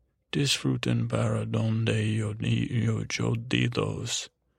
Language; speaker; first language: Spanish; non-native, learner; English